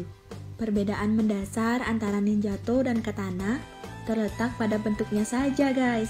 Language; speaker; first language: Indonesian; native; Indonesian